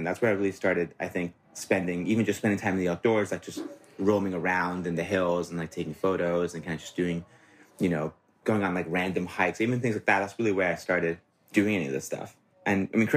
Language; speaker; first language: English; non-native, local second language; Cantonese